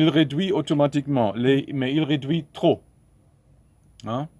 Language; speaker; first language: French; non-native, fluent; German